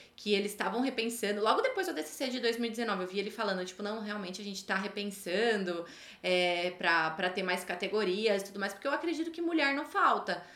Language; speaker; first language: Portuguese; native; Portuguese